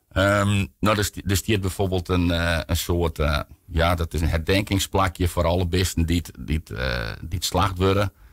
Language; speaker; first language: Dutch; non-native, local second language; Western Frisian